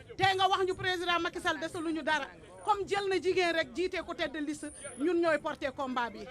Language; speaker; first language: Wolof; non-native, local second language; Fula